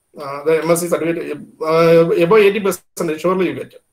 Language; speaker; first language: English; non-native, local second language; Malayalam